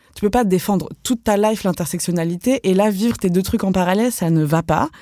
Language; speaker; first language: French; native; French